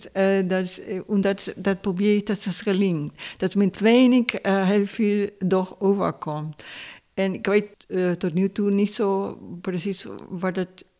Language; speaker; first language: Dutch; non-native, fluent; Spanish